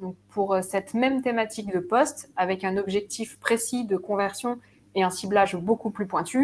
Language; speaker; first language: French; native; French